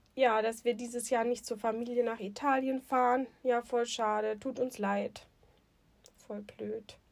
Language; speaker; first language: German; native; German